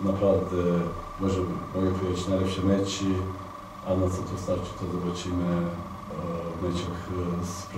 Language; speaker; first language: Polish; non-native, fluent; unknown